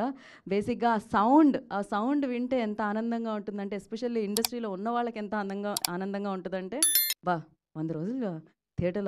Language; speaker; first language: Telugu; native; Telugu